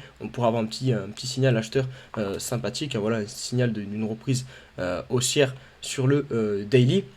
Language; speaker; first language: French; native; French